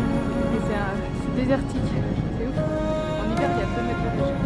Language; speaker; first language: French; native; French